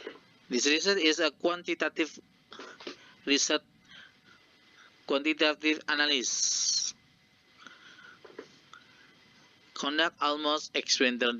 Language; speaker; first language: English; non-native, learner; Indonesian